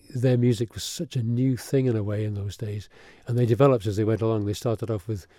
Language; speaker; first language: English; early bilingual, other home language; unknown